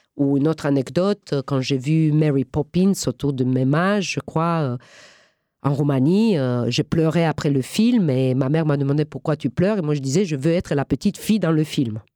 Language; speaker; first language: French; non-native, fluent; Romanian